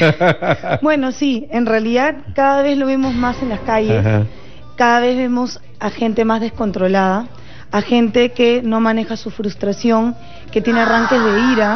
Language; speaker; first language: Spanish; native; Spanish